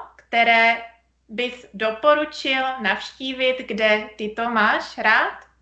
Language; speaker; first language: Czech; native; Czech